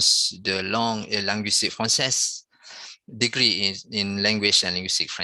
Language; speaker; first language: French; non-native, fluent; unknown